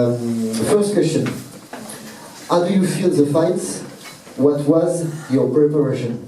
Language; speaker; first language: English; non-native, learner; French